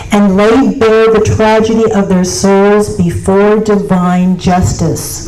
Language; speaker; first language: English; native; English